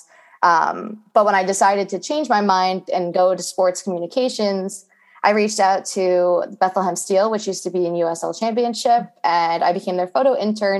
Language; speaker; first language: English; native; English